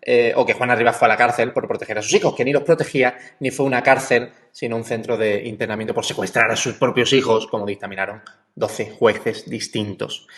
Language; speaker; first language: Spanish; native; Spanish